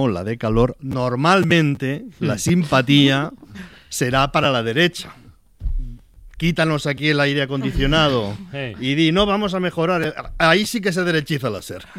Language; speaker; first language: Spanish; native; Spanish